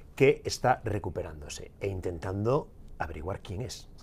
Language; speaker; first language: Spanish; native; Spanish